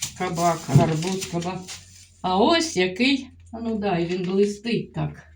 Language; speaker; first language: Ukrainian; native; Ukrainian